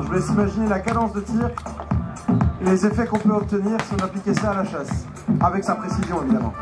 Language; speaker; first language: French; native; French